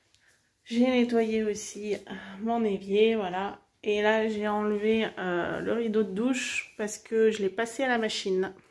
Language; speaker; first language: French; native; French